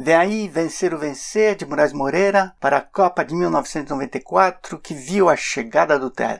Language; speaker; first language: Portuguese; non-native, fluent; French